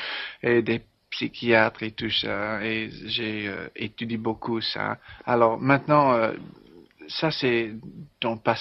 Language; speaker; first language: French; non-native, learner; English